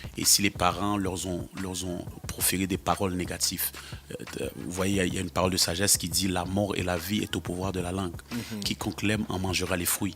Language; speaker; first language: French; early bilingual, heritage; Haitian Creole